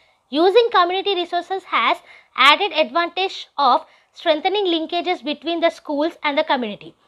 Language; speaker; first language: English; non-native, local second language; Telugu